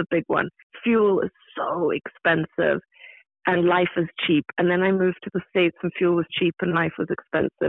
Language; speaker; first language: English; native; English